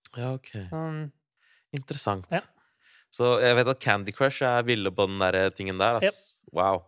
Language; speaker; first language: Norwegian; early bilingual, other home language; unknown